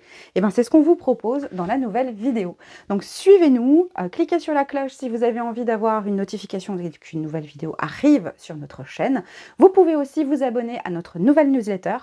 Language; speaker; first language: French; native; French